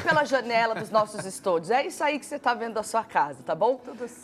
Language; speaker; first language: Portuguese; native; Portuguese